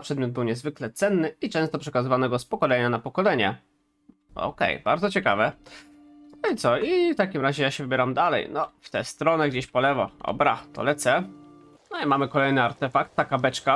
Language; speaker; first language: Polish; native; Polish